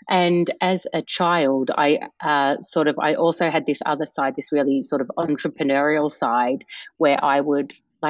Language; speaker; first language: English; native; English